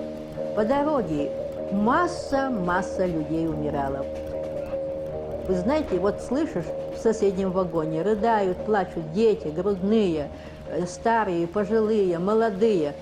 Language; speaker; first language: Russian; native; Russian